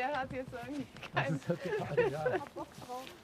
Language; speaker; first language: German; native; German